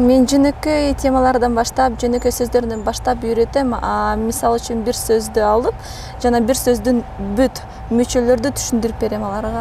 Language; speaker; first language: Kyrgyz; early bilingual, other home language; Russian